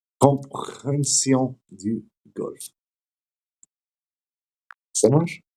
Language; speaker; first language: French; non-native, learner; English